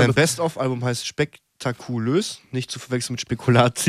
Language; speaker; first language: German; native; German